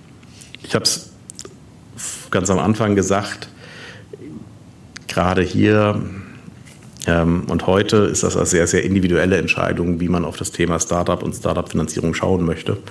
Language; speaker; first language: German; native; German